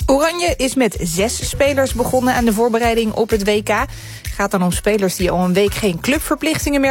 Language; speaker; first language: Dutch; native; Dutch